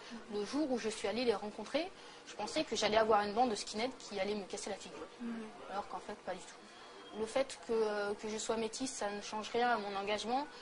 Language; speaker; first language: French; native; French